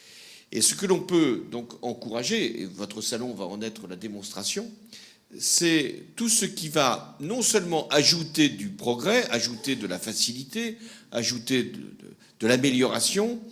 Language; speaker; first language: French; native; French